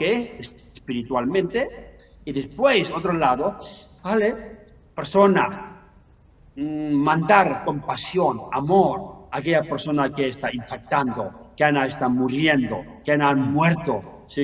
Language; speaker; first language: Spanish; non-native, learner; Tibetan